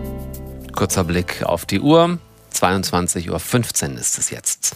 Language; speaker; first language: German; native; German